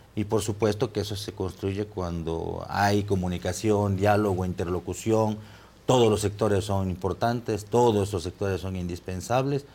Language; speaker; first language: Spanish; native; Spanish